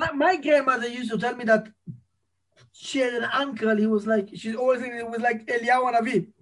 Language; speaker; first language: English; non-native, fluent; Hebrew